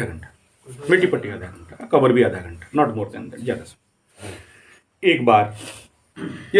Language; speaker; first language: Hindi; non-native, local second language; Odia